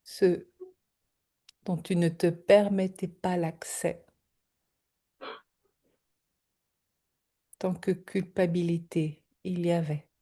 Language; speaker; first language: French; native; French